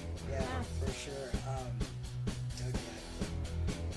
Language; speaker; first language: English; native; English